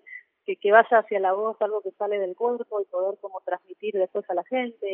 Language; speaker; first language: Spanish; native; Spanish